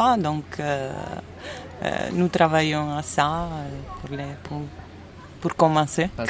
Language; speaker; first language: French; non-native, fluent; Italian